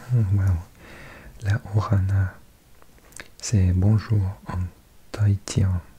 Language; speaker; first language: French; non-native, learner; English